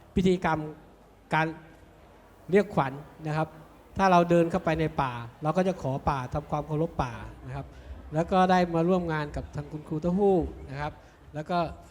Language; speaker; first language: Thai; non-native, local second language; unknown